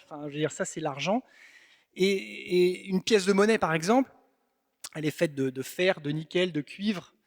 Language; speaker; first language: French; native; French